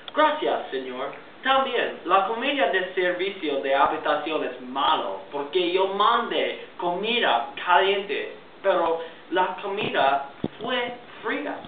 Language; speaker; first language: Spanish; non-native, learner; English